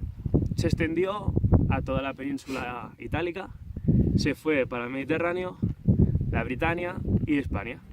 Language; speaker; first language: Spanish; native; Spanish